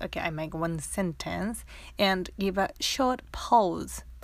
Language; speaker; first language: English; non-native, fluent; Japanese